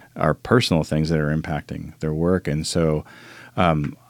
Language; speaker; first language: English; native; English